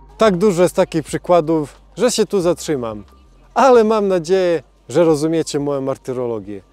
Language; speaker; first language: Polish; non-native, fluent; Serbian